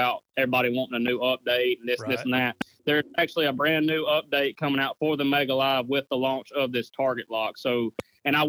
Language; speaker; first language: English; native; English